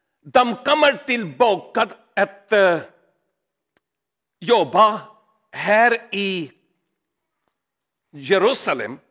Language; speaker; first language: Swedish; non-native, learner; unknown